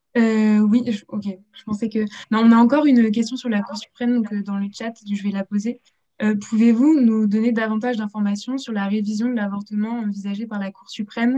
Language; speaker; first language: French; native; French